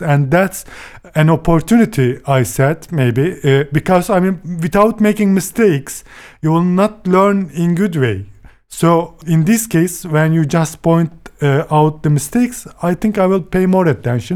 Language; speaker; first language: English; non-native, fluent; Turkish